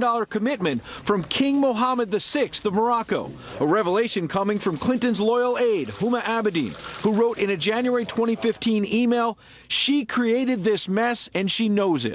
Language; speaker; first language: English; native; English